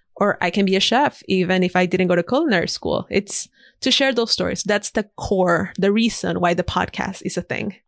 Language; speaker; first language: English; non-native, fluent; Spanish